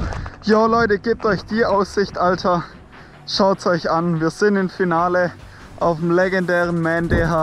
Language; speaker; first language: German; native; German